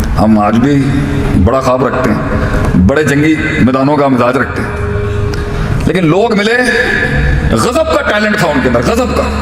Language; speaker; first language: Urdu; non-native, local second language; Punjabi